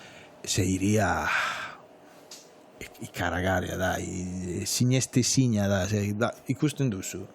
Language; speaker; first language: Basque; non-native, fluent; Italian